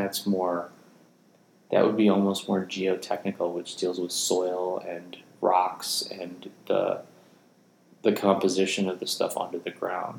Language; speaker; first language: English; native; English